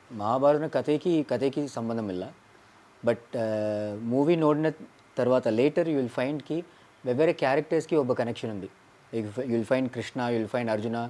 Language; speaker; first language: Telugu; non-native, local second language; Malayalam